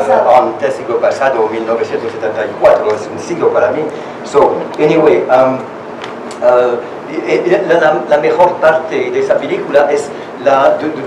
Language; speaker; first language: Spanish; non-native, learner; French